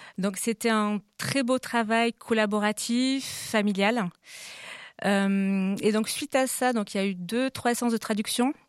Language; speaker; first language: French; native; French